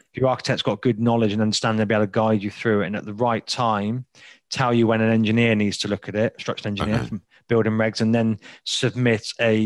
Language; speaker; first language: English; native; English